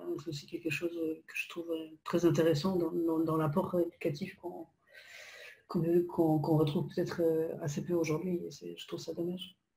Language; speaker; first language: French; non-native, fluent; Polish